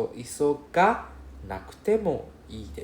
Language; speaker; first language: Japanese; non-native, fluent; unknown